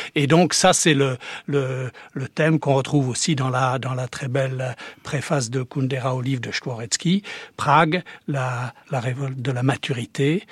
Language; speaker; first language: French; early bilingual, heritage; Czech